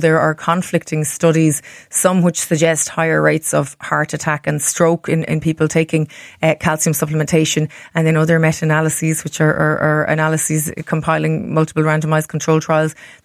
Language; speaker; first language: English; native; English